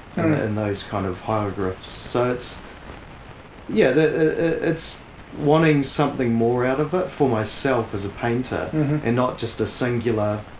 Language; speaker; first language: English; native; English